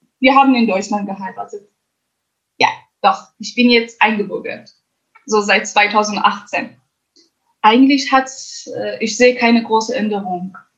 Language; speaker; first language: German; non-native, fluent; Kurdish